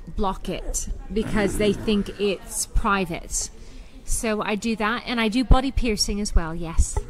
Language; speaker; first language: English; native; English